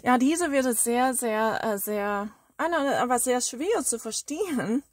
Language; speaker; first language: German; non-native, learner; Korean